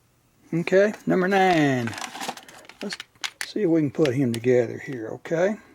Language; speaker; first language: English; native; English